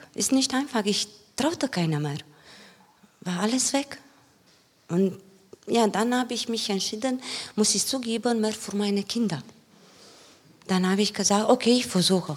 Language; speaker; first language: German; non-native, learner; Romanian